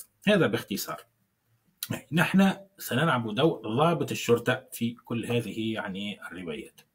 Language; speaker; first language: Arabic; native; Arabic